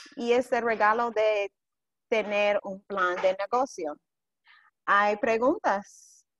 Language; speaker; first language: Spanish; non-native, fluent; English